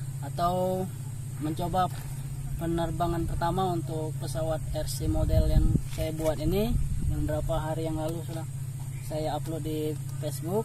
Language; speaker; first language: Indonesian; native; Indonesian